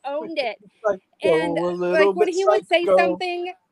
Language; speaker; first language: English; native; English